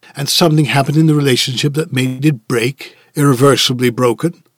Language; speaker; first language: English; non-native, fluent; Dutch